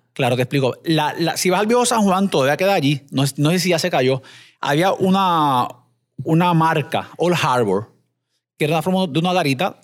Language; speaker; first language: Spanish; native; Spanish